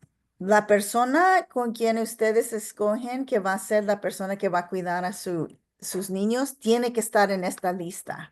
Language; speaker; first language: Spanish; non-native, local second language; English